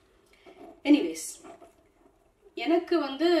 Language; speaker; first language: Tamil; native; Tamil